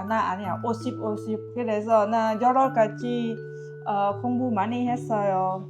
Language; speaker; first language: Korean; non-native, learner; Lao